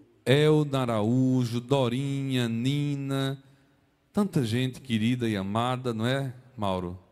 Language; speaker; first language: Portuguese; native; Portuguese